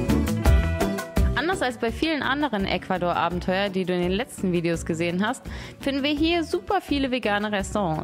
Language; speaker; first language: German; native; German